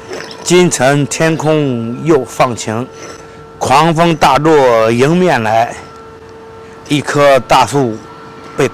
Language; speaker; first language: Chinese; native; Chinese